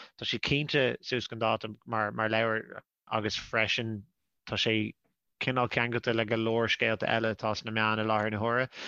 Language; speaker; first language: Irish; non-native, local second language; English